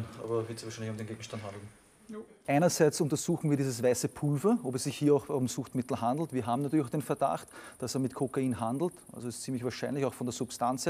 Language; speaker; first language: German; native; German